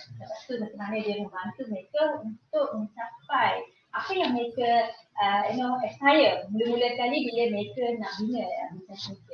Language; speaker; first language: Malay; native; Malay